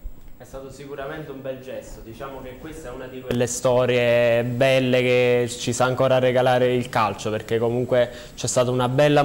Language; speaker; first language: Italian; native; Italian